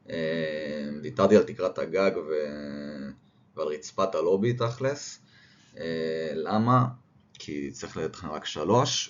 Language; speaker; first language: Hebrew; native; Hebrew